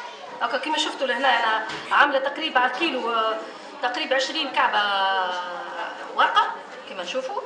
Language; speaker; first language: Arabic; native; Arabic